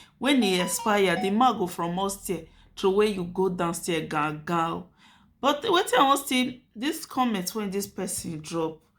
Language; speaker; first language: Nigerian Pidgin; native; Nigerian Pidgin